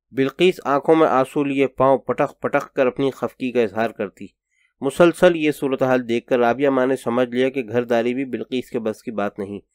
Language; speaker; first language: Urdu; native; Urdu